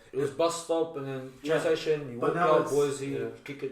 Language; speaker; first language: English; native; English